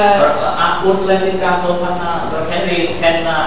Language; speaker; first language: Icelandic; non-native, learner; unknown